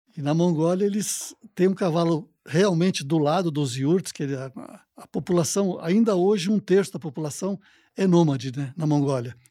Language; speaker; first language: Portuguese; native; Portuguese